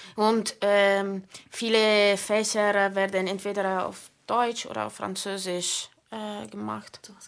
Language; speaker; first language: German; non-native, fluent; Italian